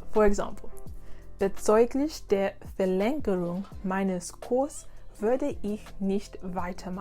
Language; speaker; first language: German; non-native, learner; English